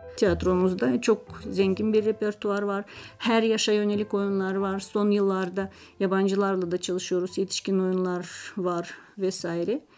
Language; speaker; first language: Turkish; non-native, fluent; Russian